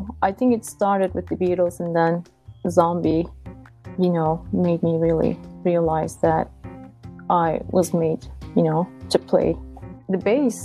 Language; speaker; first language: English; non-native, fluent; Turkish